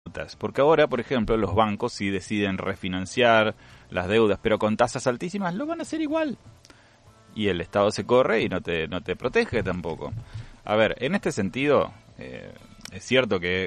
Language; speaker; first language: Spanish; native; Spanish